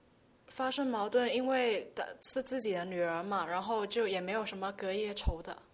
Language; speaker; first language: Chinese; early bilingual, heritage; Chinese